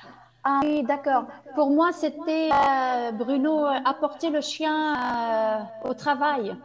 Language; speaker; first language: French; non-native, fluent; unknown